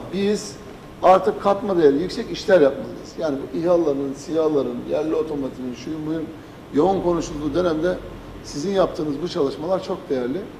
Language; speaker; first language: Turkish; native; Turkish